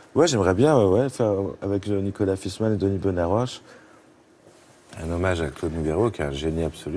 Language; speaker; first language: French; native; French